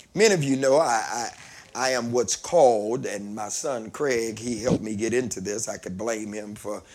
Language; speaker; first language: English; native; English